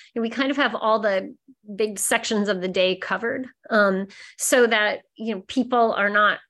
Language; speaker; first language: English; native; English